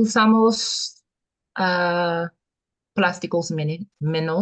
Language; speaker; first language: Spanish; non-native, learner; English